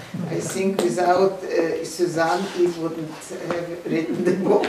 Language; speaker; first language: English; non-native, fluent; Lithuanian